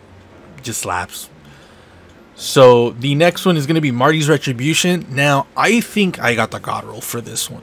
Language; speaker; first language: English; native; English